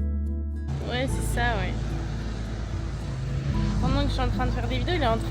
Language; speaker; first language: French; native; French